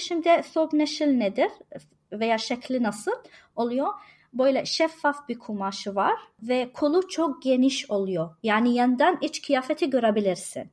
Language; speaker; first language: Turkish; non-native, learner; Arabic